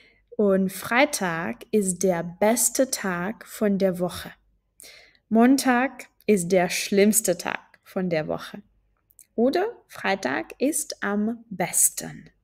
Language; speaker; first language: German; non-native, fluent; Czech